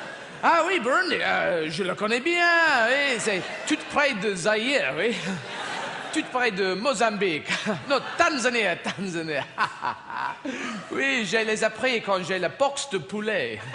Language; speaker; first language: French; non-native, fluent; English